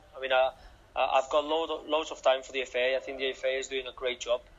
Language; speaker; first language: English; non-native, fluent; Catalan